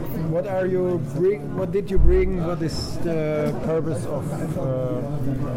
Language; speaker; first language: English; non-native, learner; German